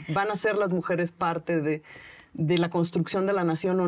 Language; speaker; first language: Spanish; native; Spanish